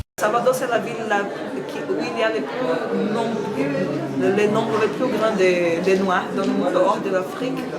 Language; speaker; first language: French; non-native, learner; Portuguese